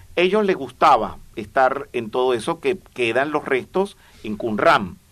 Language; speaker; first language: Spanish; native; Spanish